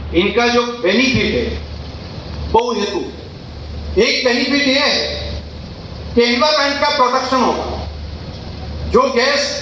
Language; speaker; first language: Hindi; non-native, local second language; Gujarati